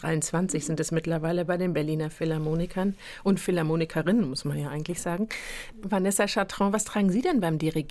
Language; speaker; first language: German; native; German